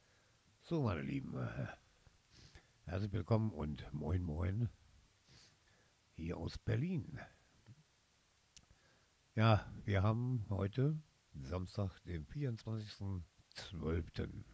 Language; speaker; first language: German; native; German